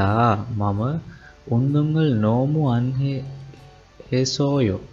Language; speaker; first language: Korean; non-native, fluent; Sinhala